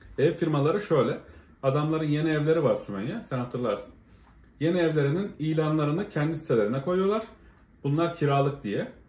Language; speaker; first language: Turkish; native; Turkish